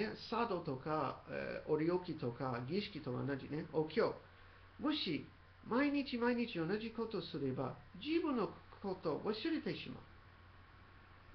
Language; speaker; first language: Japanese; non-native, fluent; English